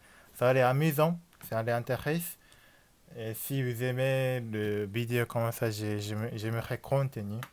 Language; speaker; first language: French; non-native, learner; Japanese